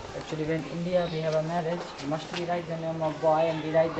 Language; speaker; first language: English; non-native, local second language; Hindi